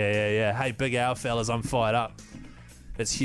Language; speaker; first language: English; native; English